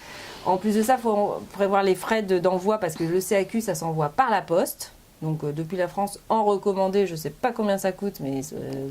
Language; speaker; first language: French; native; French